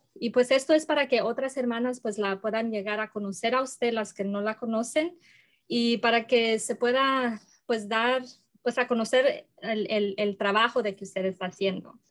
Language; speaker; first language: Spanish; early bilingual, heritage; Spanish